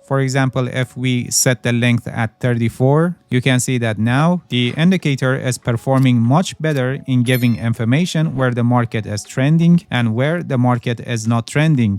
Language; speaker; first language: English; non-native, fluent; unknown